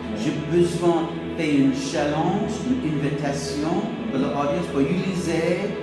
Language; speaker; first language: French; non-native, learner; English